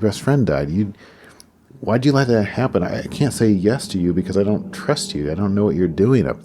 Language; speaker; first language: English; native; English